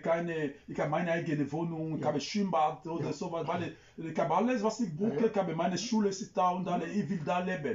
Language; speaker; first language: German; non-native, learner; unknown